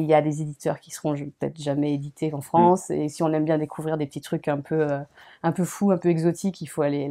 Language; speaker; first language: French; native; French